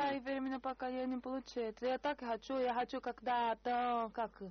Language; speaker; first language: Russian; non-native, learner; Portuguese